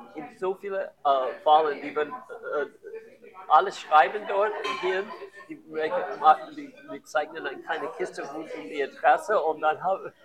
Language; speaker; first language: German; non-native, learner; English